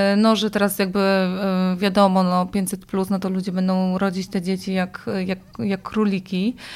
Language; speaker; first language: Polish; native; Polish